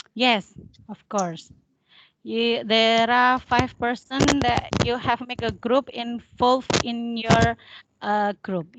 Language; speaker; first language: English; non-native, fluent; Indonesian